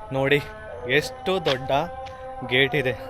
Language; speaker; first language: Kannada; non-native, learner; Hindi